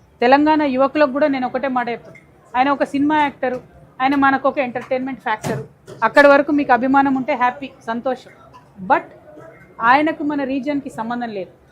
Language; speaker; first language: Telugu; native; Telugu